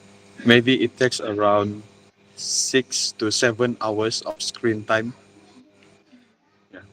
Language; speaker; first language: English; non-native, learner; Malay